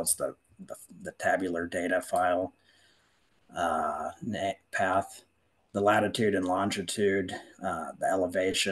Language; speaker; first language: English; native; English